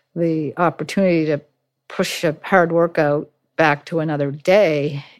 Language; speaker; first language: English; native; English